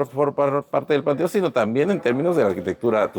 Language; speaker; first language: Spanish; native; Spanish